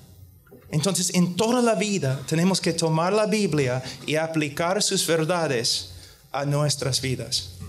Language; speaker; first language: Spanish; non-native, fluent; English